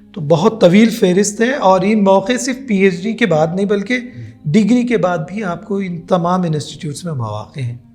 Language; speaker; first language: Urdu; native; Urdu